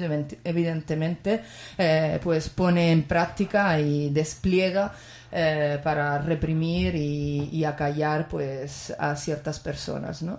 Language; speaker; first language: Spanish; native; Spanish